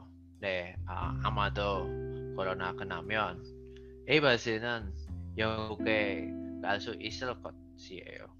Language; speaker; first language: Korean; non-native, learner; Indonesian